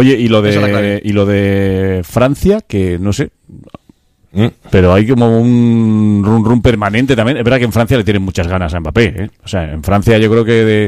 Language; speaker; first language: Spanish; native; Spanish